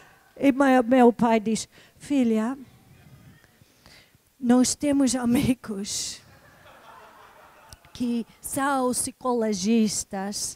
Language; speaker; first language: Portuguese; non-native, fluent; English